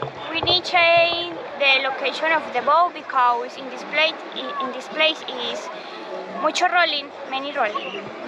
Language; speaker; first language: English; non-native, learner; Spanish